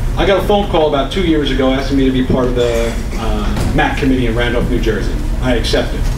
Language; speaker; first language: English; native; English